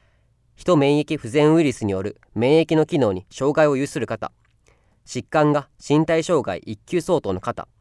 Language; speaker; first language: Japanese; native; Japanese